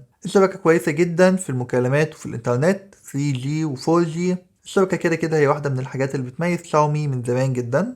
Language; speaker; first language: Arabic; native; Arabic